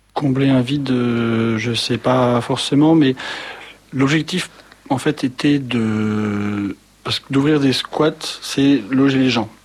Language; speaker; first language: French; native; French